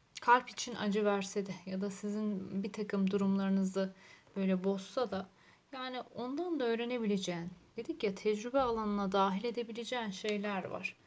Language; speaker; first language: Turkish; native; Turkish